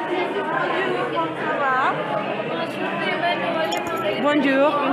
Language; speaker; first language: French; non-native, learner; Spanish